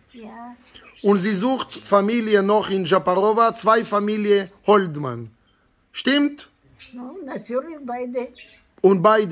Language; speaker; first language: German; non-native, fluent; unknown